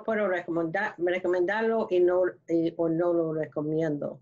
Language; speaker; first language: Spanish; non-native, learner; English